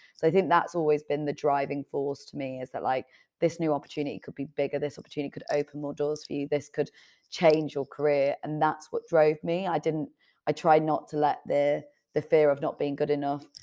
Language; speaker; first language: English; native; English